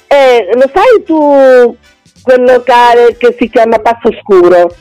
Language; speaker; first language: Italian; native; Italian